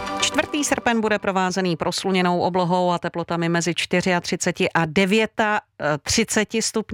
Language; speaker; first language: Czech; native; Czech